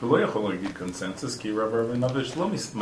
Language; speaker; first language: Hebrew; non-native, fluent; English